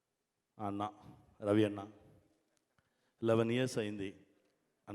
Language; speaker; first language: Telugu; non-native, fluent; Tamil